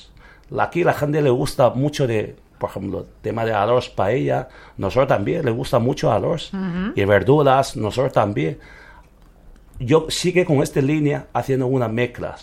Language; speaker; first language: Spanish; non-native, learner; Chinese